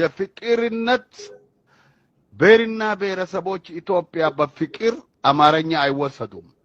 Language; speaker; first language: Amharic; non-native, local second language; Oromo